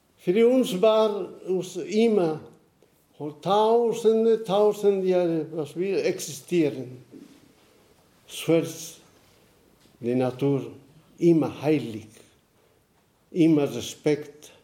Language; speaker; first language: German; non-native, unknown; Aymara